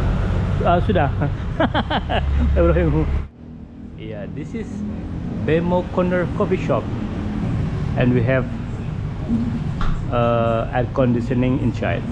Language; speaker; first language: English; non-native, learner; Indonesian